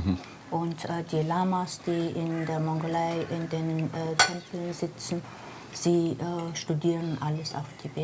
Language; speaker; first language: German; non-native, fluent; Mongolian